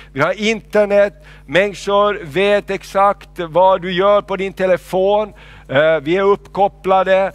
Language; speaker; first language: Swedish; non-native, fluent; Spanish